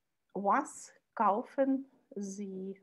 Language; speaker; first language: German; non-native, learner; Russian